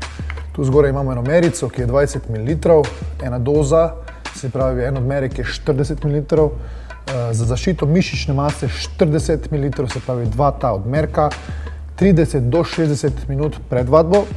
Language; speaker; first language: Slovenian; native; Slovenian